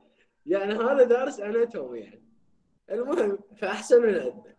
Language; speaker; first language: Arabic; native; Arabic